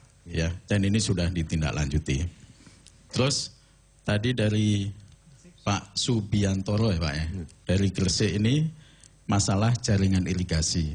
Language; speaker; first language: Indonesian; non-native, local second language; Javanese